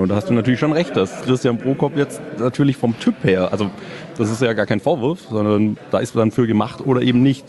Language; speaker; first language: German; native; German